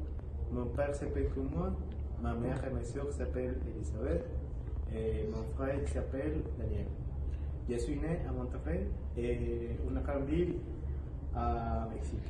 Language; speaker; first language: French; non-native, learner; Spanish